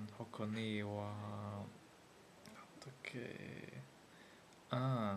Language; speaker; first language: Japanese; non-native, learner; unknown